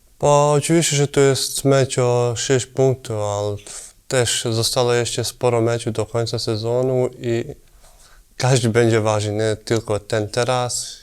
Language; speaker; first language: Polish; non-native, fluent; Bosnian